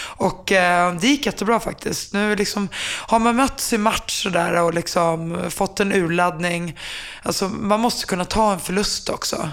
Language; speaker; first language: Swedish; early bilingual, other home language; Finnish